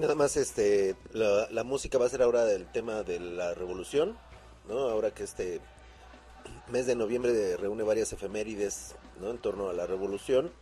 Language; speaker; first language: Spanish; native; Spanish